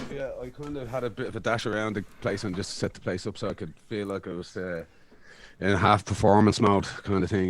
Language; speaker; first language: English; native; English